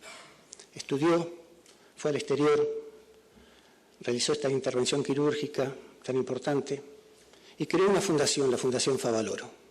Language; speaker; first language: Spanish; native; Spanish